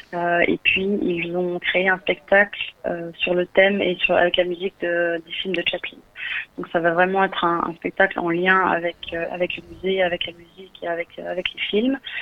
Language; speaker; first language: French; native; French